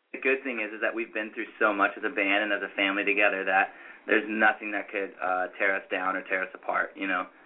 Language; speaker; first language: English; native; English